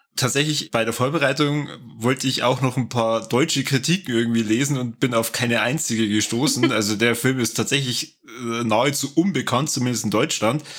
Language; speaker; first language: German; native; German